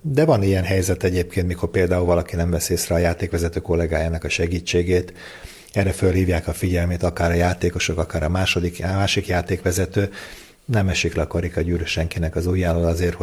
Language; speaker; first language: Hungarian; native; Hungarian